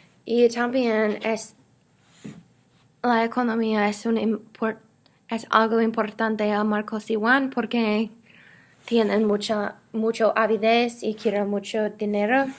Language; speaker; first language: Spanish; non-native, learner; English